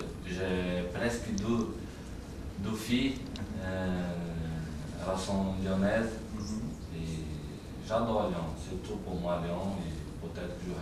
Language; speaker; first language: French; non-native, learner; Portuguese